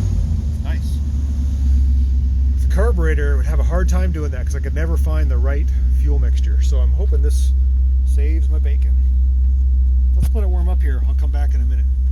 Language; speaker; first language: English; native; English